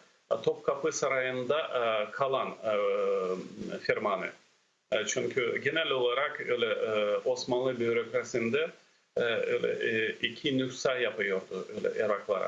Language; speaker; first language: Turkish; non-native, fluent; Ukrainian